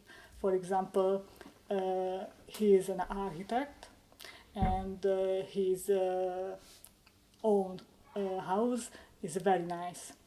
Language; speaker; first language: English; non-native, learner; Hungarian